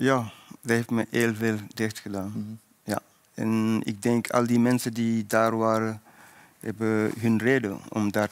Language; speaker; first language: Dutch; non-native, fluent; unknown